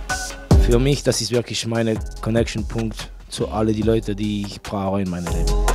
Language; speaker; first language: German; non-native, local second language; French